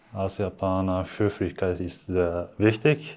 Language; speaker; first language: German; non-native, learner; Japanese